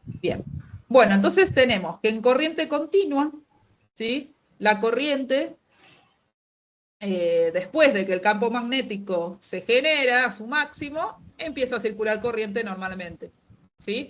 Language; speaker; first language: Spanish; native; Spanish